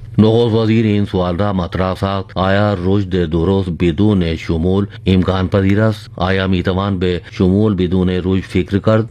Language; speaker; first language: Persian; non-native, fluent; Urdu